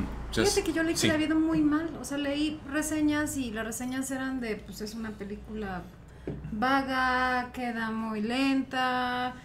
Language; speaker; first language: Spanish; native; Spanish